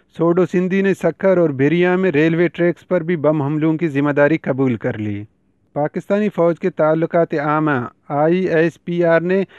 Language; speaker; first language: Urdu; non-native, local second language; Baluchi